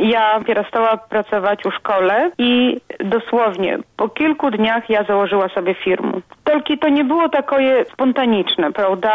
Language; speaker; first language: Polish; non-native, local second language; Belarusian